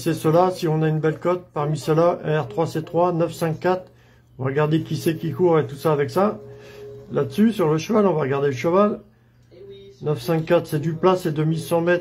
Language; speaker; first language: French; native; French